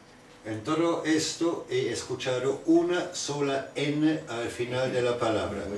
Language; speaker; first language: Spanish; non-native, fluent; German